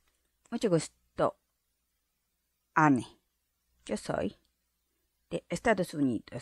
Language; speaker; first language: Spanish; non-native, learner; Japanese